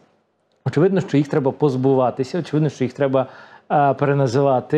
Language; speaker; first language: Ukrainian; native; Ukrainian